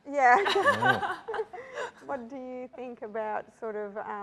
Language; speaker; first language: English; early bilingual, other home language; Albanian